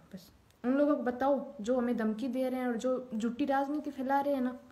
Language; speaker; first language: Hindi; native; Hindi